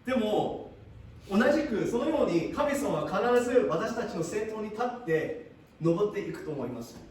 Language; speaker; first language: Japanese; early bilingual, heritage; Japanese